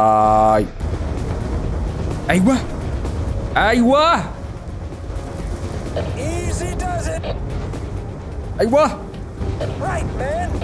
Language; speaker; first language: Arabic; native; Arabic